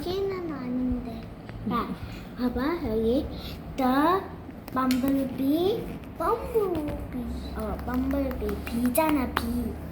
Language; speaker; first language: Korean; early bilingual, heritage; Korean